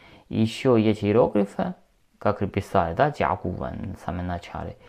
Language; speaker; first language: Russian; non-native, learner; Chinese